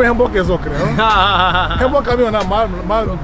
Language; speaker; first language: Korean; non-native, learner; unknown